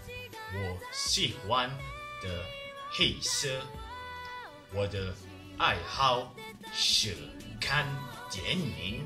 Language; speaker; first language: Chinese; non-native, learner; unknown